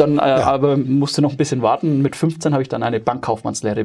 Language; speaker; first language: German; native; German